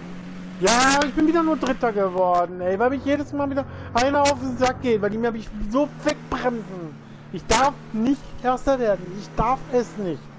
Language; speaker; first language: German; native; German